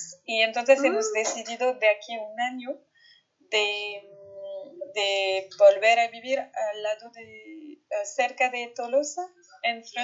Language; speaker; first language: Spanish; non-native, fluent; French